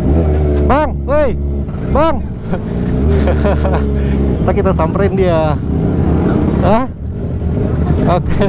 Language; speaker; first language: Indonesian; native; Indonesian